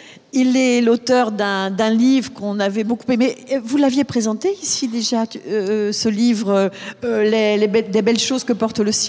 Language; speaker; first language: French; native; French